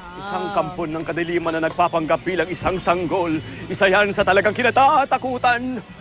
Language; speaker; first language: Filipino; non-native, local second language; Pampanga